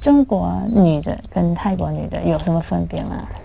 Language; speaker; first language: Chinese; non-native, learner; Thai